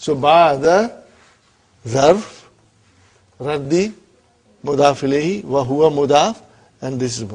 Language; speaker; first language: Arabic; non-native, fluent; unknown